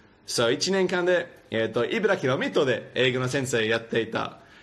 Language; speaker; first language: Japanese; non-native, learner; English